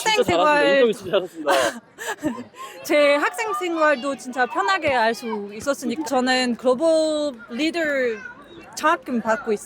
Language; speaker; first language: Korean; non-native, learner; French